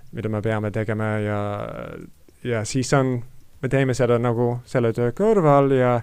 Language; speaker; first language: Estonian; non-native, fluent; English